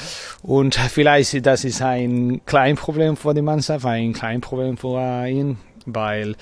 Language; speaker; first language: German; non-native, learner; Spanish